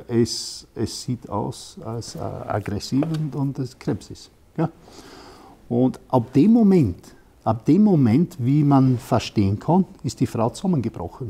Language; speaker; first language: German; non-native, fluent; English